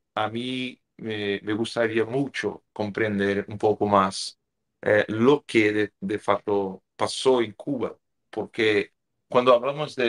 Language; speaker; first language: Spanish; non-native, fluent; Portuguese